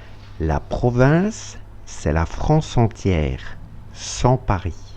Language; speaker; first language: French; non-native, fluent; Russian